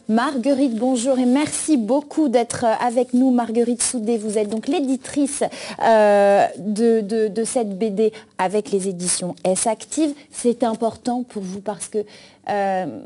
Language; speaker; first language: French; native; French